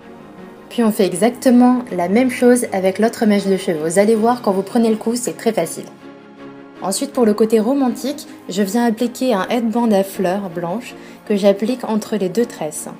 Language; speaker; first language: French; native; French